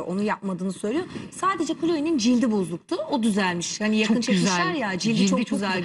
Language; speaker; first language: Turkish; native; Turkish